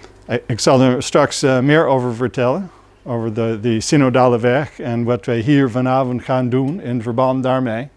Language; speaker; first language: Dutch; non-native, fluent; English